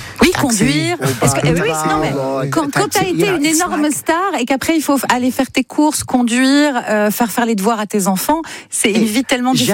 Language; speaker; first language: French; native; French